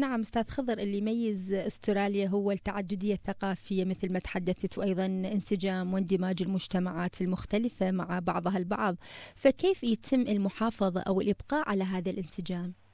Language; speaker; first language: Arabic; native; Arabic